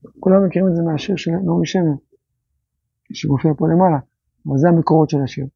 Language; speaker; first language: Hebrew; native; Hebrew